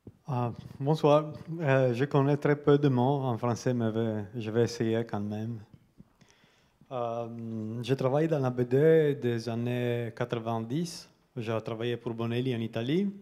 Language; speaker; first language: French; non-native, learner; Italian